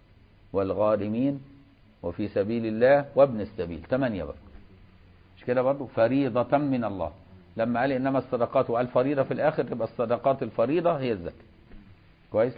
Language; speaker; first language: Arabic; native; Arabic